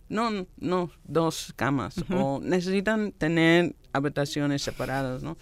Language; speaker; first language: Spanish; non-native, fluent; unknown